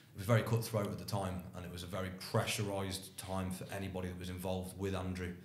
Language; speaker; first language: English; native; English